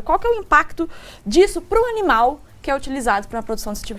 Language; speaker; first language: Portuguese; native; Portuguese